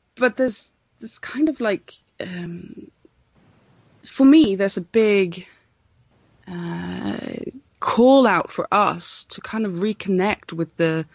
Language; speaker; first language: English; non-native, fluent; Swedish